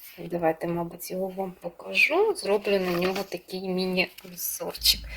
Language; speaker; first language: Ukrainian; non-native, local second language; Russian